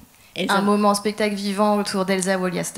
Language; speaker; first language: French; native; French